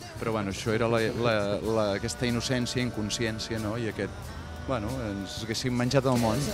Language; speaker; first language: Catalan; native; Catalan